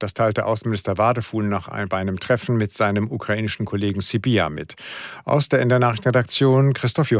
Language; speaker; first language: German; native; German